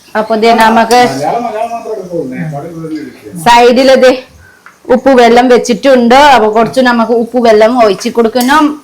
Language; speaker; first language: Malayalam; non-native, fluent; Nepali